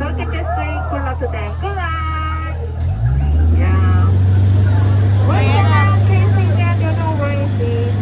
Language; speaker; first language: English; non-native, learner; Cantonese